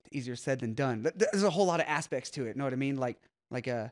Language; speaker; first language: English; native; English